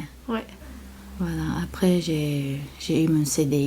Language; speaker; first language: French; non-native, learner; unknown